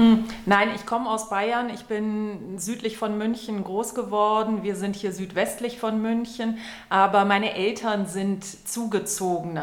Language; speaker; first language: German; native; German